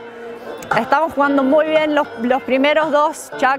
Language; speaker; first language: Spanish; non-native, fluent; English